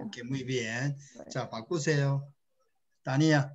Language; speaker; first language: Korean; native; Korean